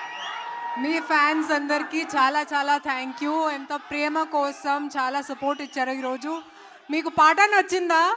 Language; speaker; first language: Telugu; non-native, local second language; Hindi